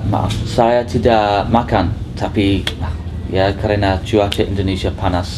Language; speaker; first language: Indonesian; non-native, learner; English